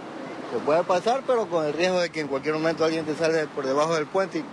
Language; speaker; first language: Spanish; native; Spanish